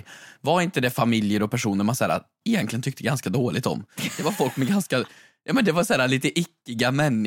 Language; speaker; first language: Swedish; native; Swedish